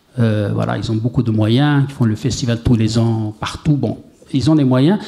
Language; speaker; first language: French; non-native, local second language; Arabic